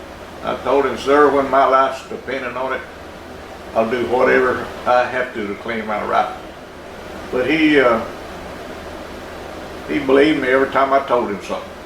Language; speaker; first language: English; native; English